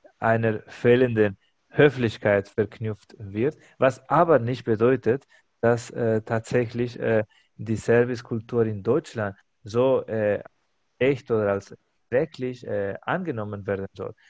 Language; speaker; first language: German; non-native, fluent; Spanish